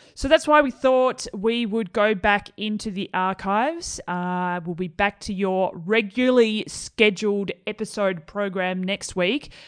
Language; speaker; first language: English; native; English